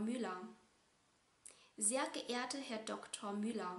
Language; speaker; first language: German; non-native, fluent; Vietnamese